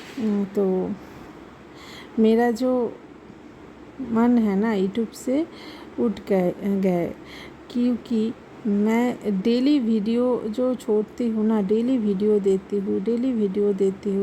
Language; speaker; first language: Hindi; non-native, local second language; Bangla